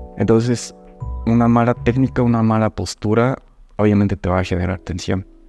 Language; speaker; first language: Spanish; non-native, fluent; Bulgarian